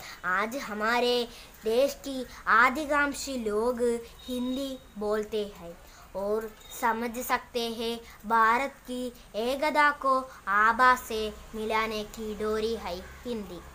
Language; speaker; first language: Hindi; non-native, local second language; Malayalam